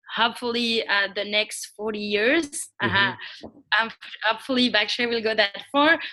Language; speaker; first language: English; non-native, fluent; French